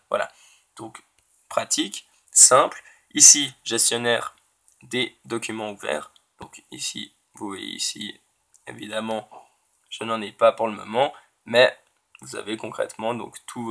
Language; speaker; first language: French; native; French